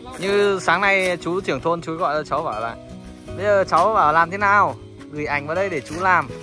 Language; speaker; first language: Vietnamese; non-native, local second language; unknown